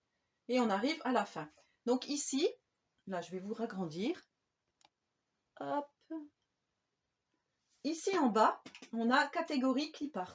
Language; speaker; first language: French; native; French